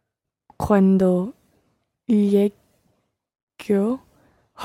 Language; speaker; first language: Spanish; non-native, learner; English